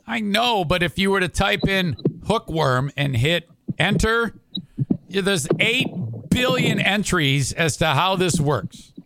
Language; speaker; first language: English; native; English